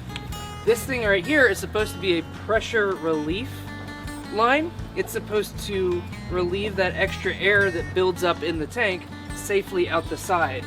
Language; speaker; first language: English; native; English